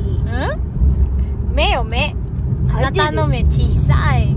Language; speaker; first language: Japanese; non-native, fluent; Filipino